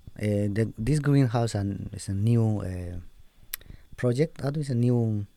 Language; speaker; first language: English; non-native, learner; Spanish